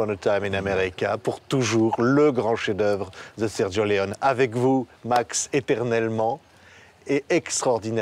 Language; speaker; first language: French; native; French